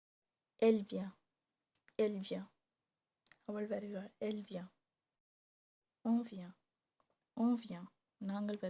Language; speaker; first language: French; non-native, fluent; Tamil